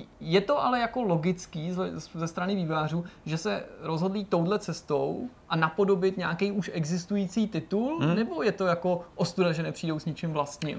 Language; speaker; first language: Czech; native; Czech